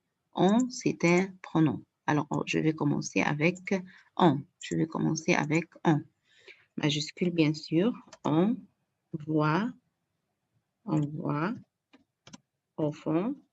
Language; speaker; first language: French; non-native, fluent; Arabic